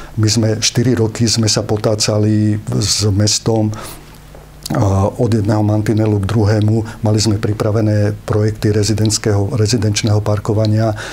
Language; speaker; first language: Slovak; native; Slovak